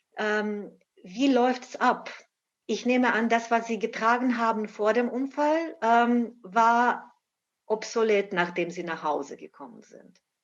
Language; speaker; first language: German; non-native, fluent; Russian